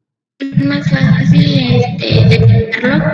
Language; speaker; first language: Spanish; native; Spanish